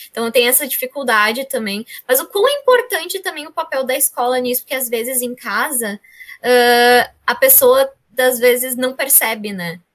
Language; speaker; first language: Portuguese; native; Portuguese